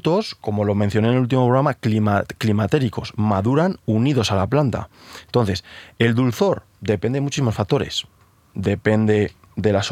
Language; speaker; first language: Spanish; native; Spanish